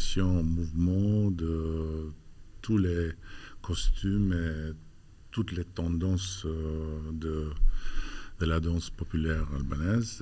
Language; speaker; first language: French; non-native, fluent; Albanian